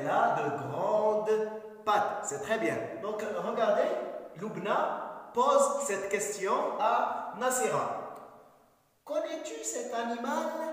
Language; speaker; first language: French; non-native, local second language; Arabic